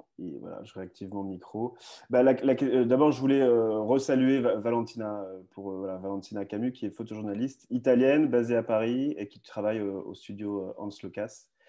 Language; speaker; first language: French; native; French